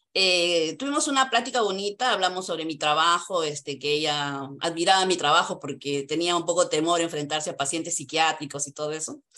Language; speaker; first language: Spanish; native; Spanish